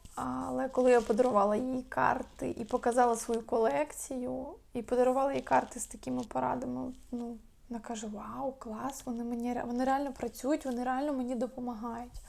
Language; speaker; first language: Ukrainian; non-native, local second language; Russian